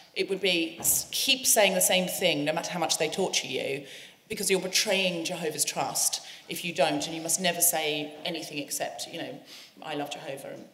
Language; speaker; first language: English; native; English